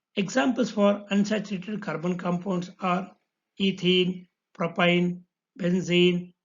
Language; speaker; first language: English; non-native, local second language; Kannada